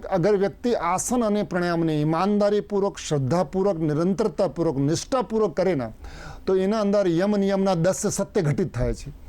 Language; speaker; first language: Gujarati; non-native, local second language; Hindi